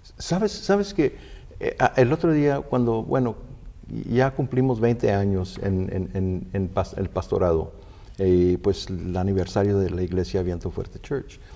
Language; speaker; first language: Spanish; early bilingual, heritage; English